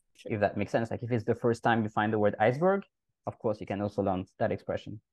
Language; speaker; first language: English; non-native, fluent; French